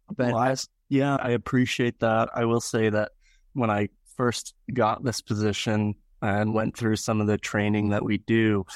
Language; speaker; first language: English; native; English